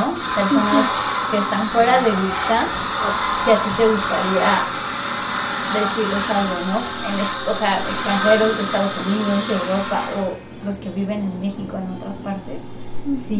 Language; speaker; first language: Spanish; native; Spanish